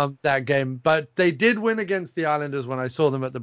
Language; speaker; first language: English; native; English